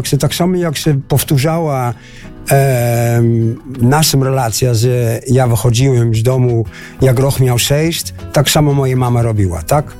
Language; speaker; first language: Polish; early bilingual, heritage; Dutch